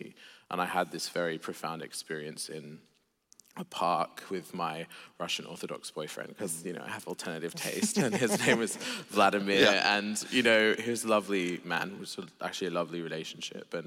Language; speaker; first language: English; native; English